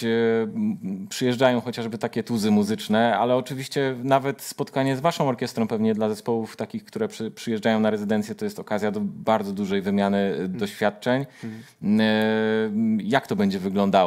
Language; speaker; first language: Polish; native; Polish